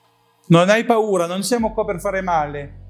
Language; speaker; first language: Italian; non-native, learner; French